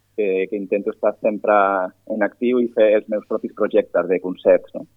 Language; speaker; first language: Catalan; non-native, local second language; Galician